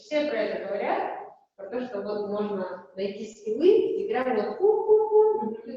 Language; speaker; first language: Russian; native; Russian